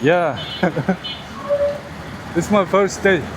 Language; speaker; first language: English; non-native, learner; Mongolian